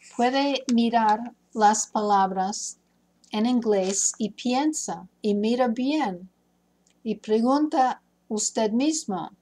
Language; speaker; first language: Spanish; non-native, fluent; English